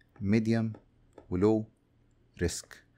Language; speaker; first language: Arabic; native; Arabic